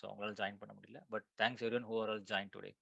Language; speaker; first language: Tamil; native; Tamil